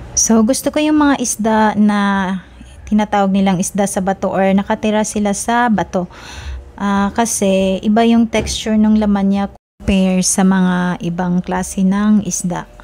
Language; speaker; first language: Filipino; non-native, local second language; Cebuano